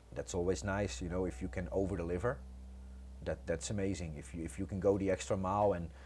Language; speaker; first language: English; non-native, fluent; Croatian